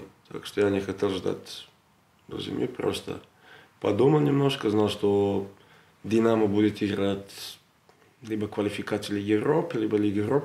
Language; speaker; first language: Russian; non-native, learner; Serbian